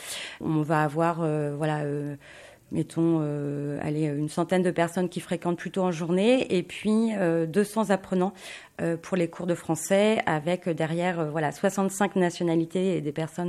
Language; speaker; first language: French; native; French